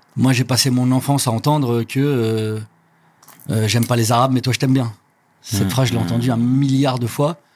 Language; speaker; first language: French; native; French